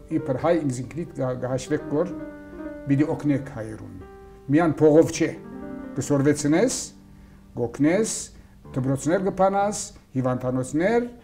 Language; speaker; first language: Armenian; early bilingual, heritage; Armenian